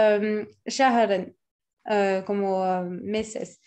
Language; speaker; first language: Spanish; non-native, fluent; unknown